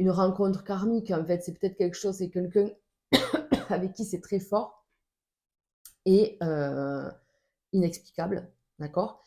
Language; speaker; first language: French; native; French